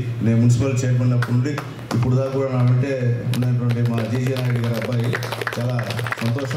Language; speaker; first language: Telugu; native; Telugu